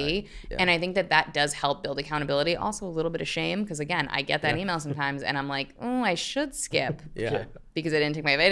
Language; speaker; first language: English; native; English